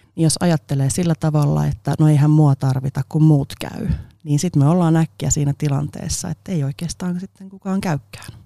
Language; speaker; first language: Finnish; non-native, local second language; Swedish